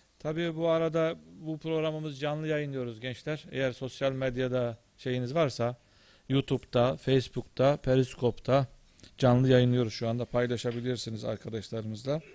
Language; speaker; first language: Turkish; native; Turkish